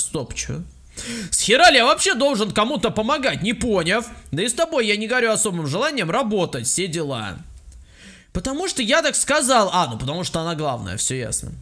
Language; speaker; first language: Russian; native; Russian